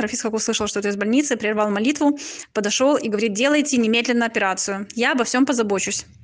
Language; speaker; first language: Russian; native; Russian